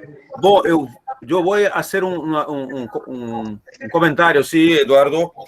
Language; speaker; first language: Spanish; non-native, learner; Portuguese